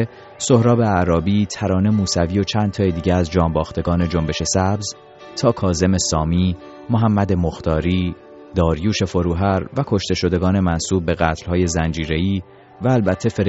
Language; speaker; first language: Persian; native; Persian